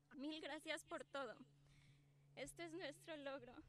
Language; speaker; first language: Spanish; early bilingual, other home language; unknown